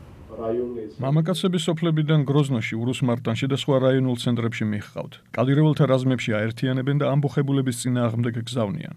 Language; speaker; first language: Georgian; native; Georgian